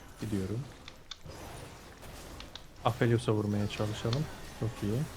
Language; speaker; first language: Turkish; native; Turkish